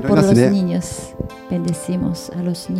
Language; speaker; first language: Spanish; non-native, fluent; Japanese